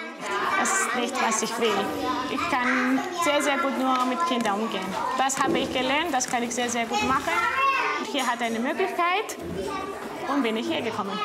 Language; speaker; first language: German; non-native, learner; Greek